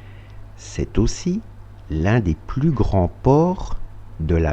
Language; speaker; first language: French; non-native, fluent; Russian